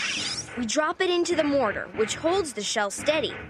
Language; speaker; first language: English; native; English